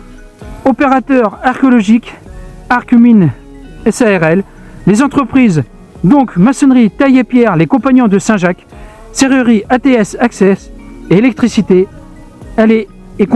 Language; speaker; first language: French; native; French